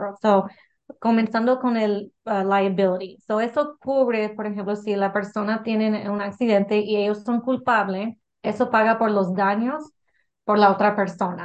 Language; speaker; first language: Spanish; early bilingual, heritage; English